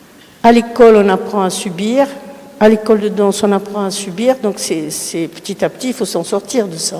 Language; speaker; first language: French; early bilingual, other home language; Spanish